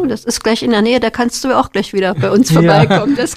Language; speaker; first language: German; native; German